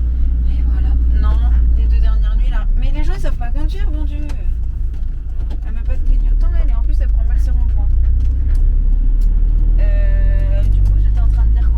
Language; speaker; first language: French; native; French